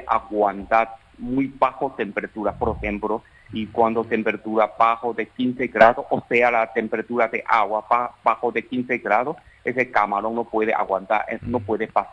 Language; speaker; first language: Spanish; non-native, learner; Chinese